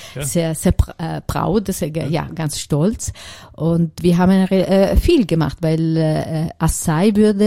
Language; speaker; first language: German; non-native, learner; Italian